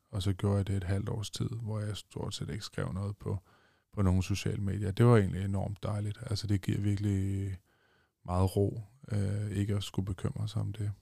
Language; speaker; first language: Danish; native; Danish